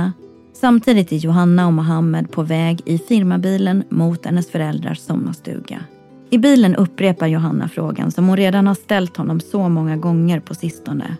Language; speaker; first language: Swedish; native; Swedish